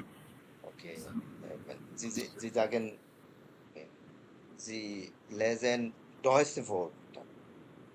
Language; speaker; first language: German; non-native, fluent; Bangla